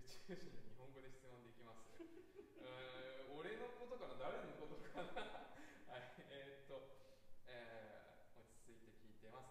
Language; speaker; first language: Japanese; native; Japanese